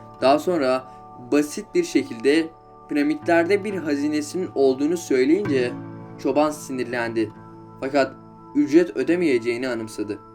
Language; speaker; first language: Turkish; native; Turkish